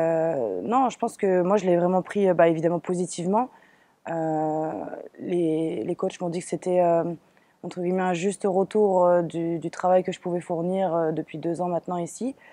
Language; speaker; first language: French; native; French